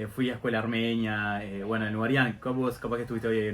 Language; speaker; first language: Spanish; native; Spanish